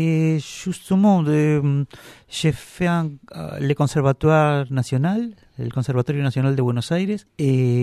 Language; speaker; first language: French; non-native, learner; Spanish